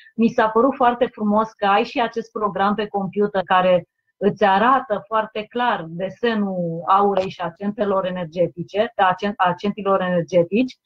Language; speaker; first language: Romanian; native; Romanian